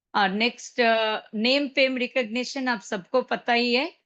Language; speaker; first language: Hindi; non-native, local second language; Telugu